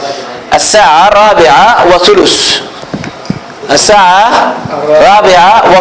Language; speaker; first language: Arabic; non-native, fluent; Urdu